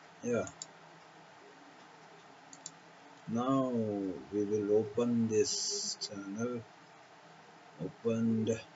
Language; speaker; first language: English; non-native, local second language; Kannada